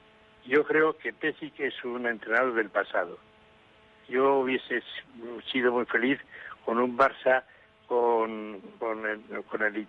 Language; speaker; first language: Spanish; native; Spanish